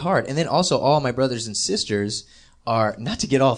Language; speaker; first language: English; native; English